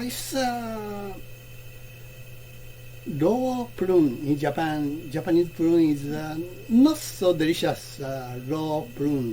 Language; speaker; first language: English; non-native, learner; Japanese